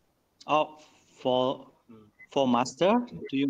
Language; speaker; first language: English; non-native, learner; Indonesian